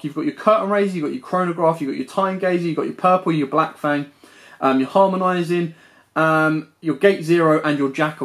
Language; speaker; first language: English; native; English